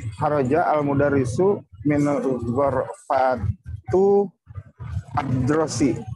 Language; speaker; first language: Arabic; non-native, learner; Indonesian